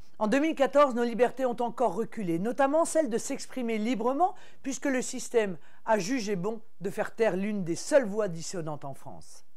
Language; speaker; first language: French; native; French